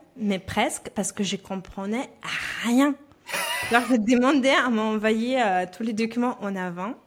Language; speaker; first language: French; non-native, fluent; Russian